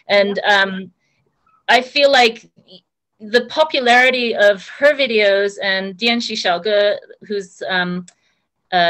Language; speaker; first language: English; native; English